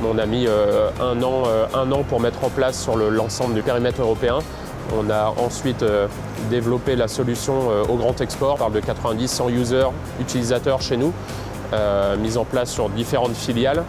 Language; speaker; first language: French; native; French